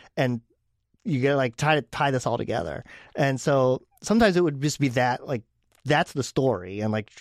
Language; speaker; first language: English; native; English